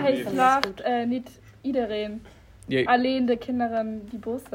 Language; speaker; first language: Dutch; non-native, learner; German